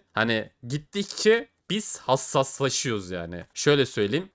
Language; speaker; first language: Turkish; native; Turkish